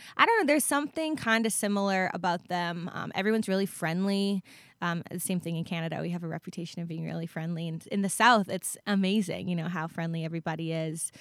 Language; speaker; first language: English; native; English